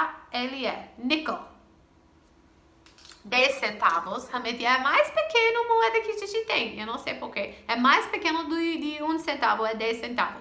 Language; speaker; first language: Portuguese; non-native, fluent; English